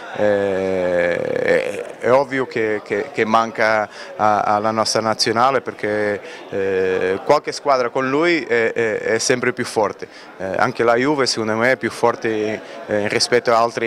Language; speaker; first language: Italian; non-native, fluent; Portuguese